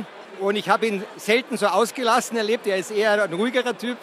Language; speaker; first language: German; native; German